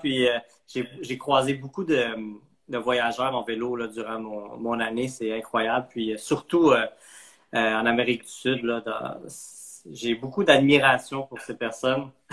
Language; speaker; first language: French; native; French